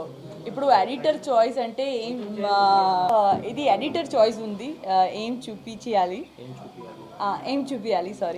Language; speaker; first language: Telugu; non-native, local second language; Gujarati